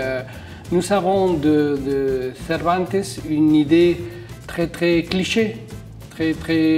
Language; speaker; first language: French; non-native, fluent; Spanish